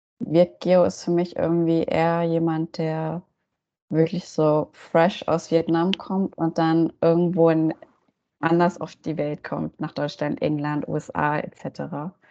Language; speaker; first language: German; native; German